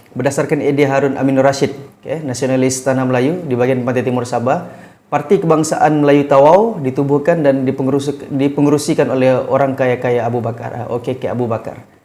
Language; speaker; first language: Malay; native; Malay